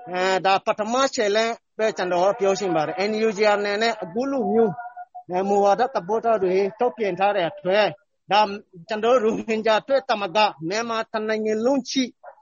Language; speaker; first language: Burmese; non-native, local second language; Rohingya